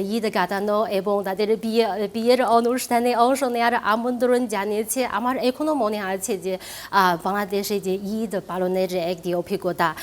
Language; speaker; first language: Bangla; non-native, fluent; Chinese